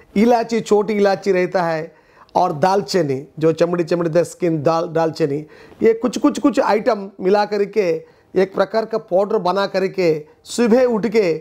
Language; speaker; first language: Hindi; non-native, local second language; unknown